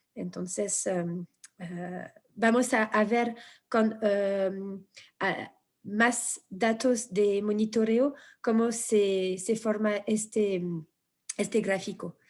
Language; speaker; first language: Spanish; non-native, fluent; French